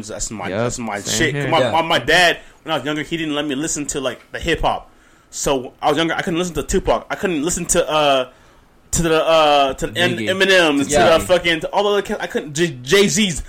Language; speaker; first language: English; native; English